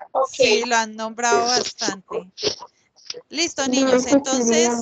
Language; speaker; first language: Spanish; native; Spanish